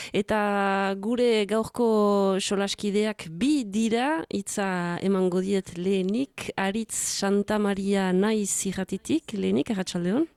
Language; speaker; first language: Basque; native; Basque